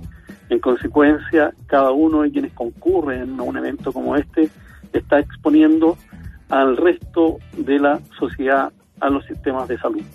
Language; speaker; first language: Spanish; native; Spanish